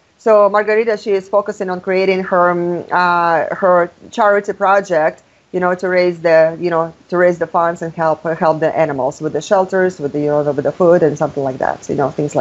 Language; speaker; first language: English; non-native, fluent; Russian